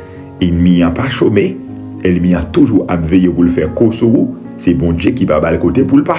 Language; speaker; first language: French; non-native, local second language; Haitian Creole